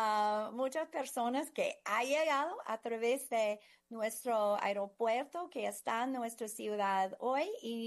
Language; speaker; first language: Spanish; non-native, fluent; English